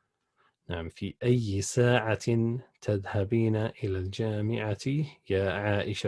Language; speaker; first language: Arabic; non-native, fluent; English